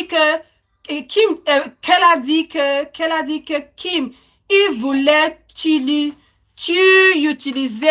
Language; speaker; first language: French; non-native, learner; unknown